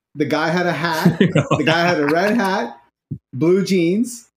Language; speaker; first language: English; non-native, local second language; Urdu